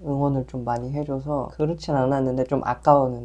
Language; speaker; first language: Korean; native; Korean